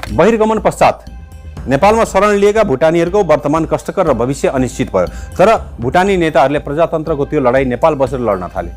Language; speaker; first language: Nepali; native; Nepali